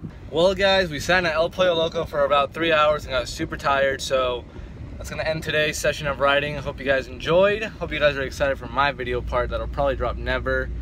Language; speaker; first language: English; native; English